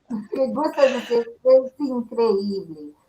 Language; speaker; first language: Spanish; non-native, learner; Portuguese